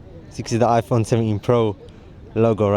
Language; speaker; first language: English; native; English